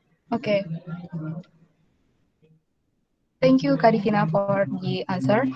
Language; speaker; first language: English; non-native, local second language; Indonesian